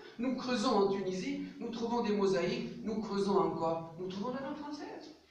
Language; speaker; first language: French; non-native, local second language; Arabic